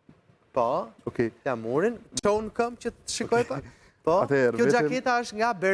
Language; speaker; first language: Albanian; native; Albanian